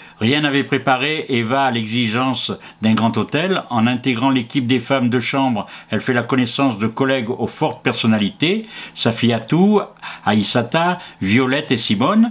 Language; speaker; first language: French; native; French